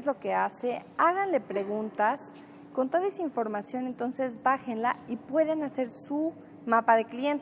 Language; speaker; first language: Spanish; native; Spanish